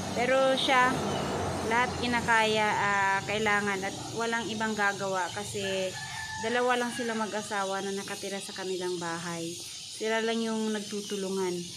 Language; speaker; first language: Filipino; non-native, local second language; Cebuano